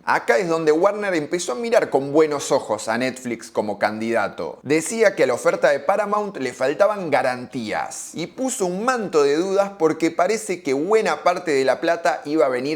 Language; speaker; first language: Spanish; native; Spanish